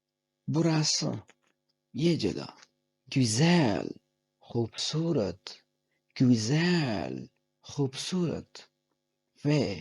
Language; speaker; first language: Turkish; non-native, fluent; Urdu